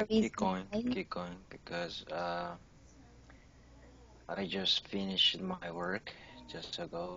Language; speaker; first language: English; non-native, learner; Korean